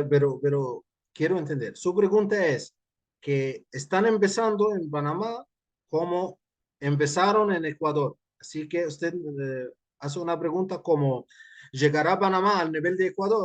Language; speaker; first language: Spanish; non-native, fluent; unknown